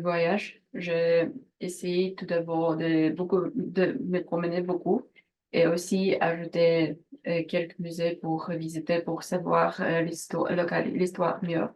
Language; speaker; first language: French; non-native, learner; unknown